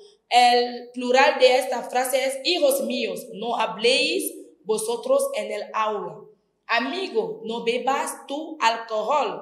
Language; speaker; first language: Spanish; non-native, fluent; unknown